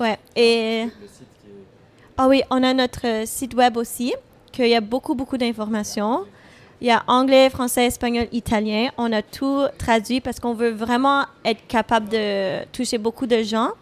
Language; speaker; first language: French; non-native, fluent; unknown